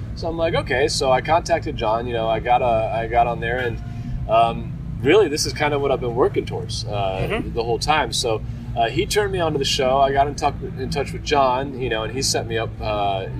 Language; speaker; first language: English; early bilingual, other home language; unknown